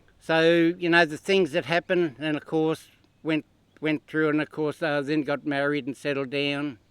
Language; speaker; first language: English; native; English